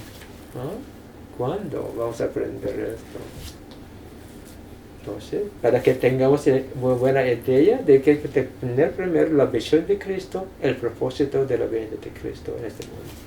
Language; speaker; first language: Spanish; non-native, fluent; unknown